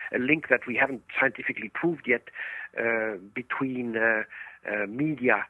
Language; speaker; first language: English; early bilingual, other home language; Estonian